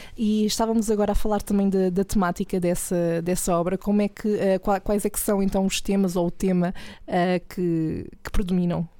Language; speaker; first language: Portuguese; native; Portuguese